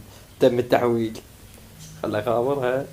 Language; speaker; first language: Arabic; native; Arabic